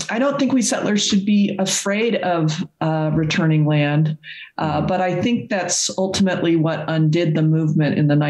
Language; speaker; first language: English; native; English